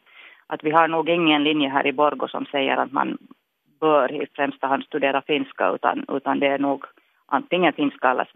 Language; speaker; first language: Swedish; native; Swedish